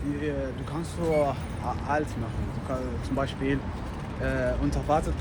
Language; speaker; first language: German; non-native, learner; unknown